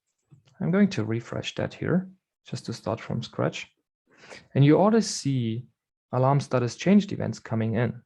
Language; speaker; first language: English; non-native, fluent; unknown